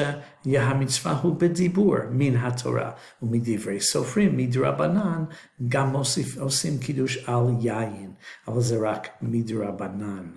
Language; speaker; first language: Hebrew; non-native, fluent; English